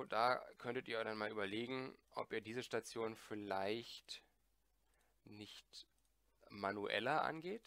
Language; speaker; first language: German; native; German